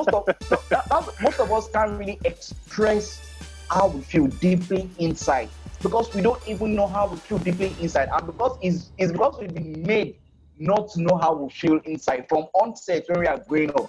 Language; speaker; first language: English; non-native, local second language; Yoruba